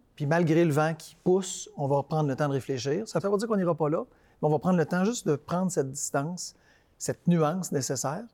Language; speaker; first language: French; native; French